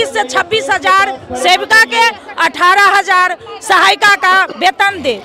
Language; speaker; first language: Hindi; native; Hindi